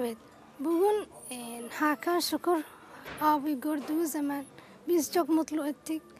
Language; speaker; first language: Turkish; non-native, learner; Somali